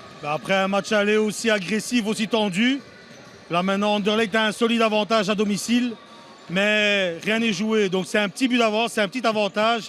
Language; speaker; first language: French; native; French